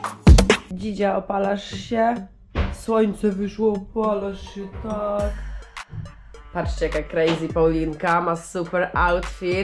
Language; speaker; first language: Polish; native; Polish